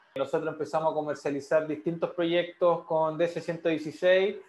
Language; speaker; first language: Spanish; native; Spanish